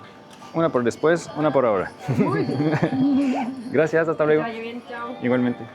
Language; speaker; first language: Spanish; non-native, fluent; French